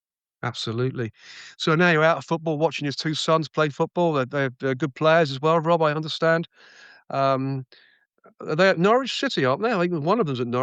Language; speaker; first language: English; native; English